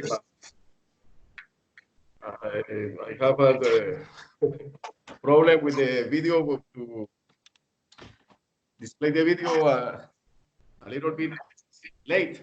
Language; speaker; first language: English; non-native, learner; Spanish